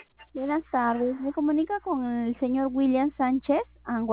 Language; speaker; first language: Spanish; native; Spanish